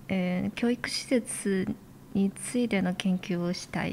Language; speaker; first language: Japanese; non-native, fluent; Chinese